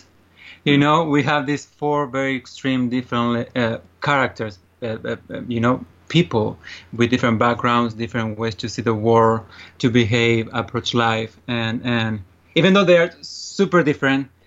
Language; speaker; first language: English; non-native, fluent; Spanish